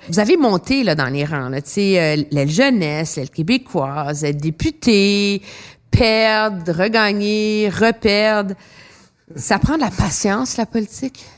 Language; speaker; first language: French; native; French